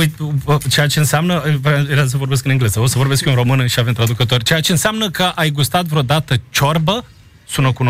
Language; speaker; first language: Romanian; native; Romanian